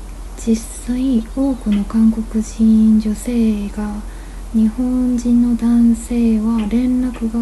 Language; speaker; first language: Japanese; non-native, fluent; Korean